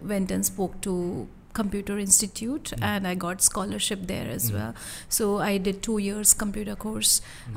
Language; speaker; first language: English; non-native, local second language; Hindi